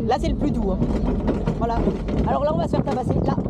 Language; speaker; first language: French; native; French